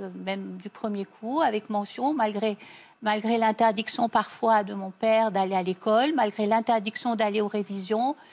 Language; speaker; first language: French; native; French